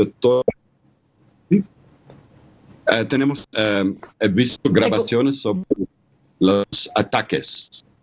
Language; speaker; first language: Spanish; non-native, fluent; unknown